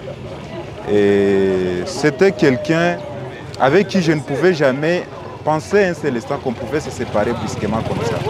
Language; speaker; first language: French; non-native, local second language; Swahili